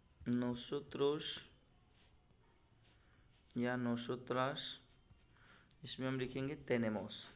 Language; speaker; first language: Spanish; non-native, learner; Hindi